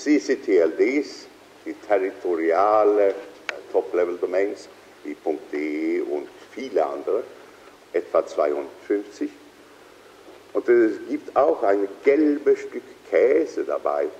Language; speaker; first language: German; non-native, fluent; Swedish